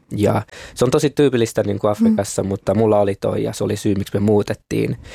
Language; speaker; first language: Finnish; early bilingual, other home language; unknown